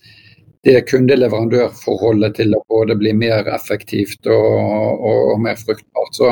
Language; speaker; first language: Norwegian; native; Norwegian